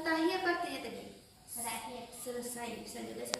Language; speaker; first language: Indonesian; native; Indonesian